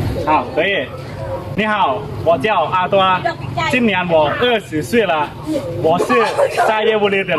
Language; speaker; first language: Chinese; non-native, learner; Lao